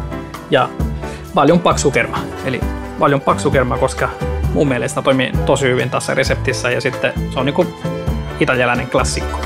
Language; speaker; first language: Finnish; non-native, fluent; Italian